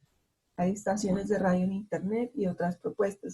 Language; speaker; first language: Spanish; native; Spanish